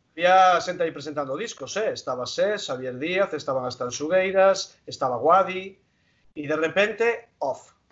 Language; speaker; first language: Galician; non-native, local second language; Spanish